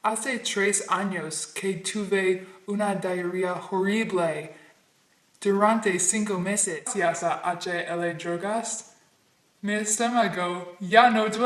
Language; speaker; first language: Spanish; non-native, learner; English